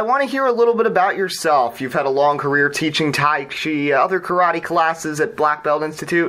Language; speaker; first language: English; native; English